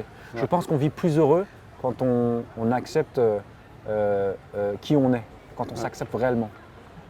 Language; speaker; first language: French; early bilingual, other home language; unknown